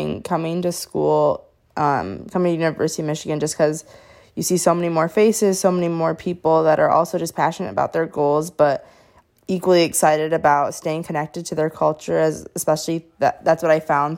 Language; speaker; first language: English; native; English